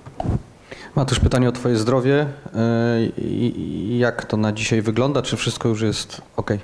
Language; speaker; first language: Polish; native; Polish